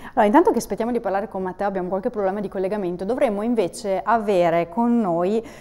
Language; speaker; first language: Italian; native; Italian